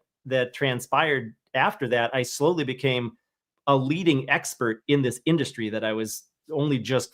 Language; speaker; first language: English; native; English